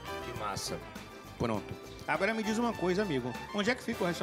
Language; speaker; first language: Portuguese; native; Portuguese